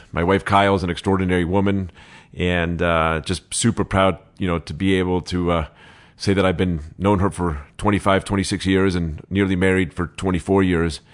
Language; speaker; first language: English; early bilingual, other home language; Spanish